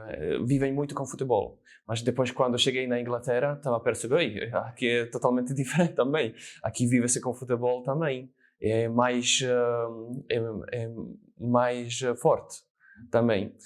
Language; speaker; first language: Portuguese; non-native, fluent; Slovak